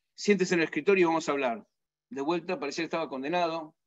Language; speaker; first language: Spanish; native; Spanish